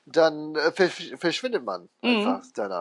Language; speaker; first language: German; non-native, fluent; English